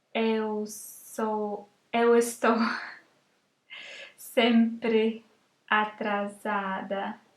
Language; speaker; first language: Portuguese; non-native, learner; Russian